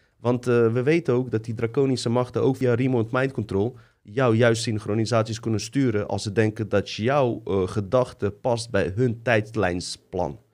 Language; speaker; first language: Dutch; early bilingual, other home language; Bosnian